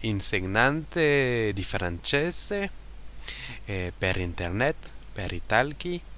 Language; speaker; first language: Italian; non-native, learner; French